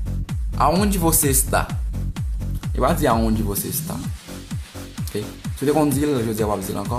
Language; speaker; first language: Portuguese; non-native, learner; Haitian Creole